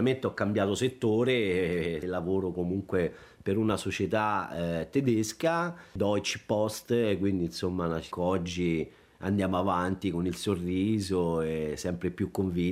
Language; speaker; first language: Italian; native; Italian